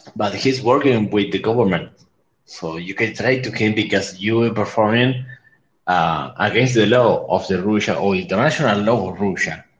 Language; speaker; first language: English; non-native, learner; Spanish